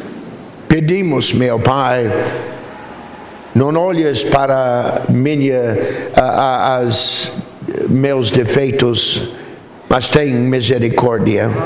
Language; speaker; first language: Portuguese; non-native, fluent; English